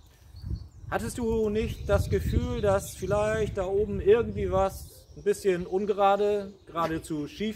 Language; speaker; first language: German; native; German